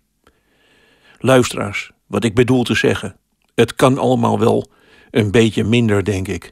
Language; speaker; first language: Dutch; native; Dutch